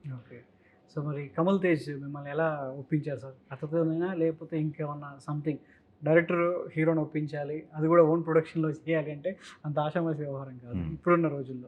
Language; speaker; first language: Telugu; native; Telugu